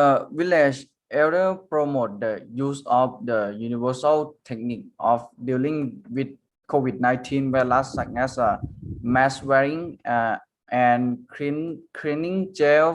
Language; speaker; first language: English; non-native, learner; Thai